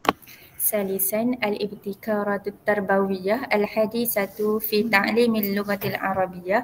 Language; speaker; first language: Arabic; non-native, learner; Malay